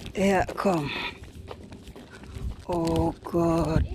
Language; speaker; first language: German; non-native, learner; Indonesian